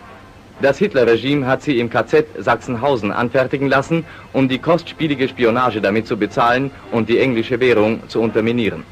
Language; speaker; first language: German; native; German